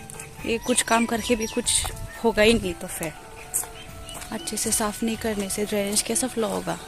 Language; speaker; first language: Hindi; non-native, local second language; Bodo